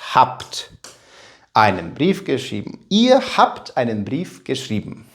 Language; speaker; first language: German; non-native, fluent; Ukrainian